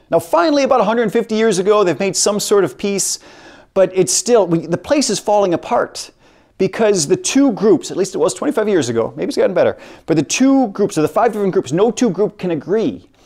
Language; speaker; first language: English; native; English